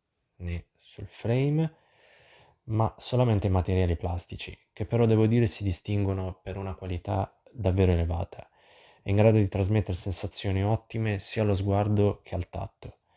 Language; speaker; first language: Italian; native; Italian